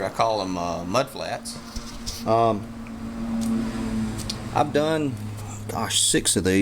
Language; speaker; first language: English; native; English